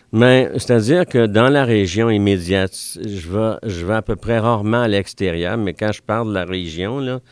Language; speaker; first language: French; native; French